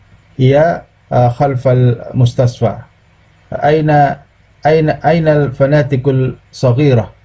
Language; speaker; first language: Arabic; non-native, fluent; Indonesian